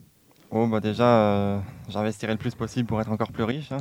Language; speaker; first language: French; native; French